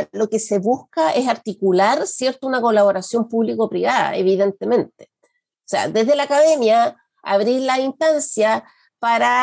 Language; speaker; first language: Spanish; native; Spanish